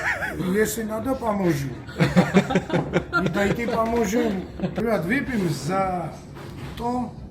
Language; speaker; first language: Russian; non-native, fluent; Georgian